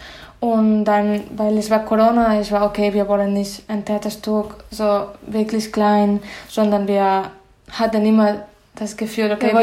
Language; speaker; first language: German; non-native, fluent; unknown